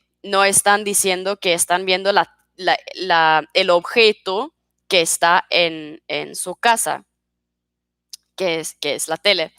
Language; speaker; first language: Spanish; non-native, fluent; Swedish